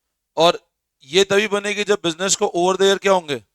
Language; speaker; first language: Hindi; native; Hindi